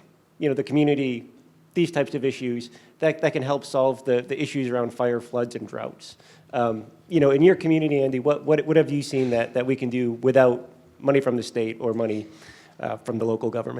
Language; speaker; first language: English; native; English